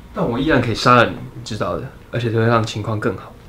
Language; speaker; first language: Chinese; native; Chinese